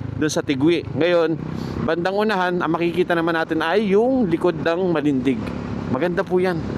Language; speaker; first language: Filipino; native; Filipino